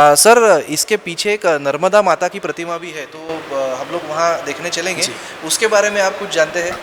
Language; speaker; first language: Hindi; non-native, local second language; Marathi